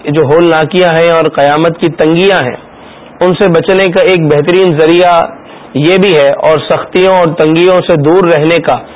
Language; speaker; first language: Urdu; native; Urdu